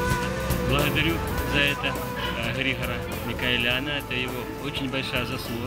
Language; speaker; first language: Russian; native; Russian